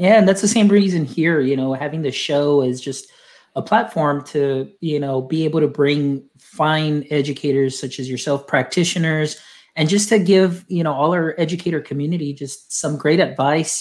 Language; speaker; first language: English; early bilingual, other home language; Spanish